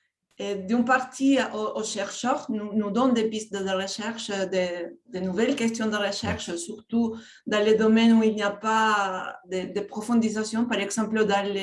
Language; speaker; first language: French; non-native, fluent; Spanish